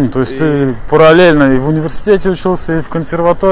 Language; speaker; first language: Russian; native; Russian